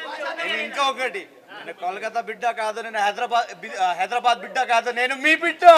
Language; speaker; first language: Telugu; non-native, learner; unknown